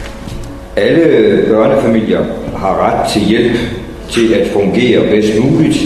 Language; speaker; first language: Danish; native; Danish